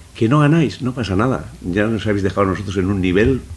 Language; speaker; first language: Spanish; non-native, local second language; Basque